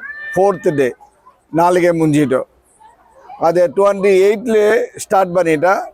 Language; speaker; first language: Tamil; non-native, learner; Bangla